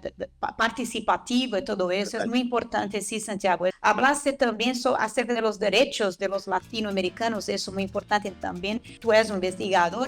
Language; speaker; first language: Spanish; non-native, fluent; Portuguese